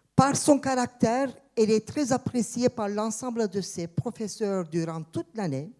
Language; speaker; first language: French; non-native, fluent; Turkish